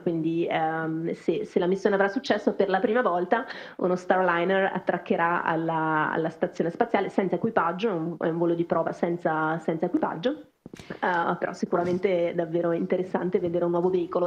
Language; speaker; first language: Italian; native; Italian